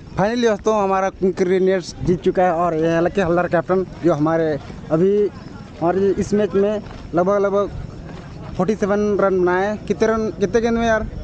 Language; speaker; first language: Hindi; native; Hindi